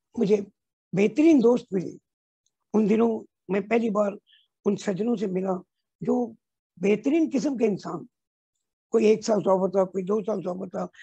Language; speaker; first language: Hindi; non-native, local second language; Punjabi